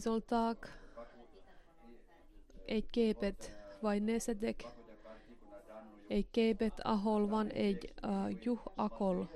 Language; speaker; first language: Hungarian; non-native, learner; Finnish